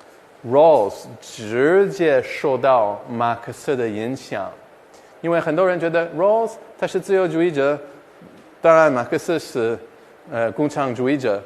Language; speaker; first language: Chinese; non-native, fluent; English